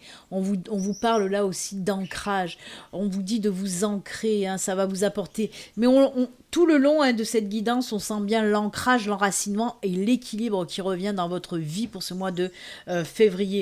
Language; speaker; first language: French; native; French